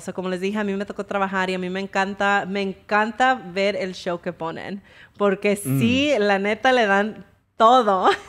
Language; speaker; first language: Spanish; early bilingual, heritage; Spanish